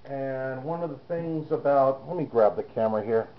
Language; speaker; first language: English; native; English